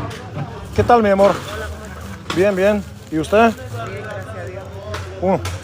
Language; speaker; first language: Spanish; non-native, learner; Bulgarian